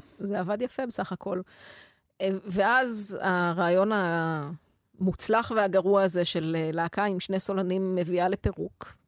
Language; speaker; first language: Hebrew; native; Hebrew